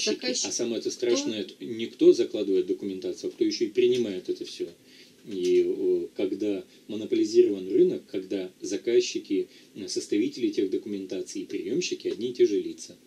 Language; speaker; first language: Russian; native; Russian